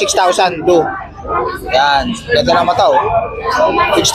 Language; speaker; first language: Filipino; native; Filipino